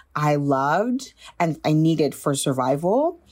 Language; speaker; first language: English; native; English